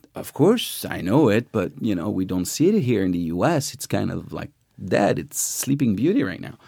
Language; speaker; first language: English; non-native, fluent; French